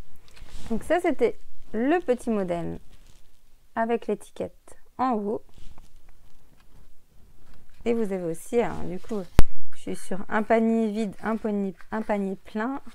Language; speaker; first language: French; native; French